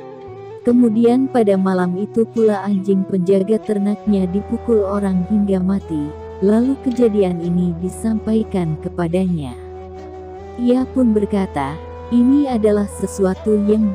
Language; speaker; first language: Indonesian; native; Indonesian